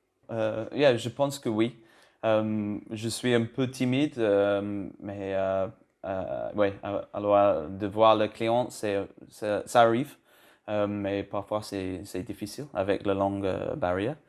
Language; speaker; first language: French; non-native, learner; English